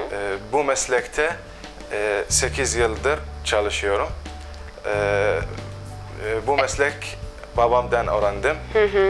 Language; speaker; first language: Turkish; non-native, local second language; Arabic